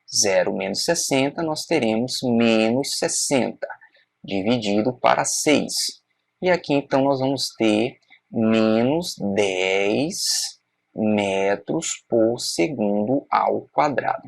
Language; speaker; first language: Portuguese; native; Portuguese